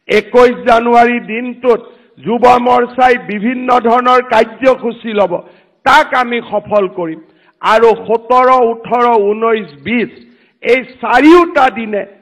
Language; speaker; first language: Assamese; native; Assamese